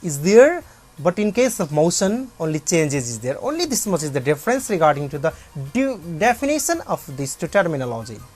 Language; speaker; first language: English; non-native, local second language; Nepali